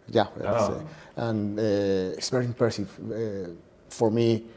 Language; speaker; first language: English; non-native, learner; Spanish